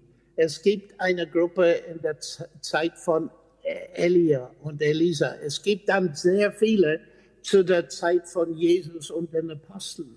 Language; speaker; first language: German; non-native, fluent; English